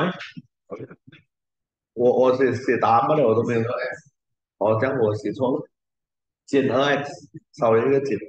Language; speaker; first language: Chinese; native; Chinese